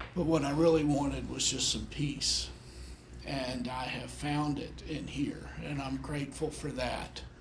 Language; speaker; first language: English; native; English